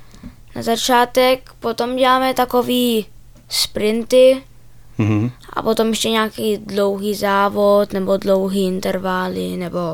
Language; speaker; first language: Czech; early bilingual, heritage; Czech